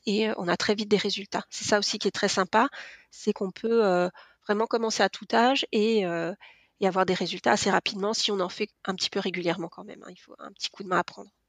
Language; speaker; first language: French; native; French